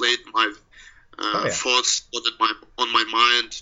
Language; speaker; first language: English; non-native, learner; Russian